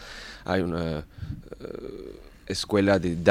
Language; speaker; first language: Spanish; non-native, learner; French